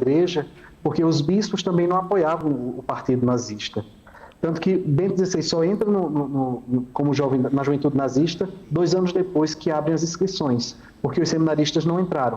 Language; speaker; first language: Portuguese; native; Portuguese